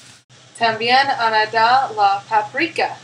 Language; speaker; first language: Spanish; non-native, learner; English